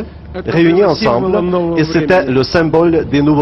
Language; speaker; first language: French; non-native, fluent; Russian